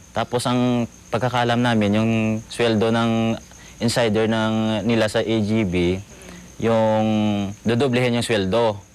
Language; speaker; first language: Filipino; non-native, local second language; Hiligaynon